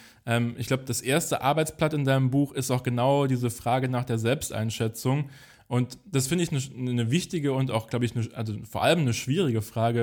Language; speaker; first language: German; native; German